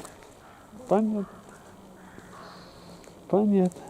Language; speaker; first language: Russian; non-native, learner; English